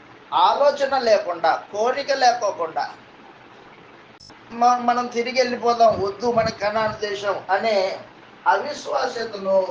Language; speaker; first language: Telugu; native; Telugu